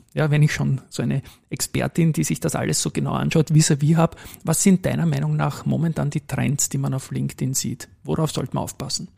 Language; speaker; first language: German; native; German